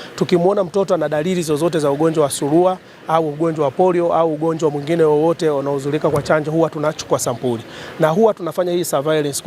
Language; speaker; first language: Swahili; native; Swahili